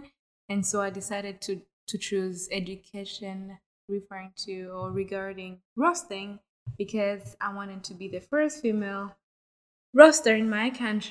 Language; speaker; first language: English; non-native, local second language; Kinyarwanda